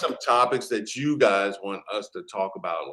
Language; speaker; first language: English; native; English